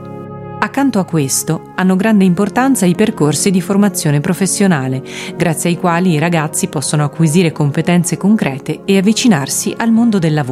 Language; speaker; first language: Italian; native; Italian